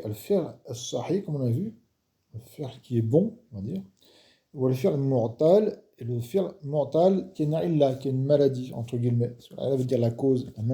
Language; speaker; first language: French; non-native, fluent; Arabic